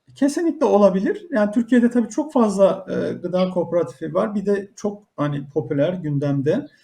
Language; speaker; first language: Turkish; native; Turkish